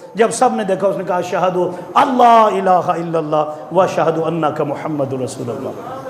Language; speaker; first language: Urdu; non-native, local second language; Punjabi